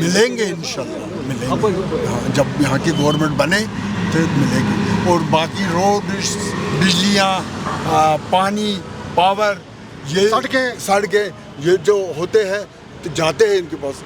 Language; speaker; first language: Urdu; non-native, local second language; Kashmiri